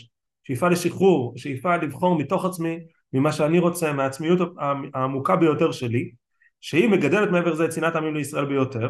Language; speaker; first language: Hebrew; native; Hebrew